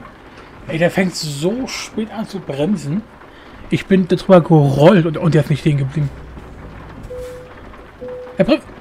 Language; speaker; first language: German; native; German